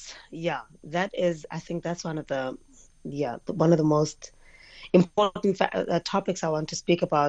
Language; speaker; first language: English; non-native, local second language; Xhosa